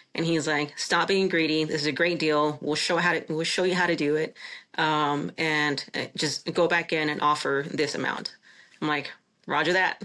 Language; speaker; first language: English; non-native, fluent; Spanish